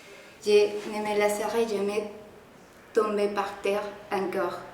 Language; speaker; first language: French; non-native, learner; Spanish